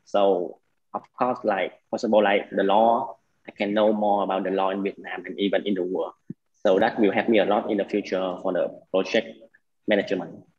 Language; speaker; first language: English; non-native, learner; Vietnamese